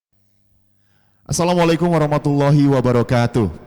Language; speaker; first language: Indonesian; native; Indonesian